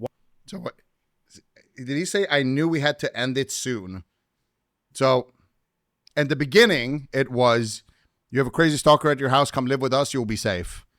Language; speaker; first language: English; native; English